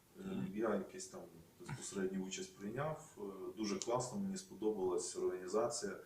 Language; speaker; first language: Ukrainian; native; Ukrainian